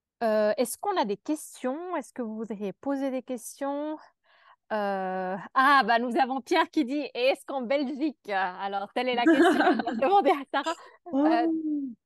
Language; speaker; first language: French; native; French